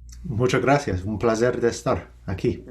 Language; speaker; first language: Spanish; non-native, fluent; English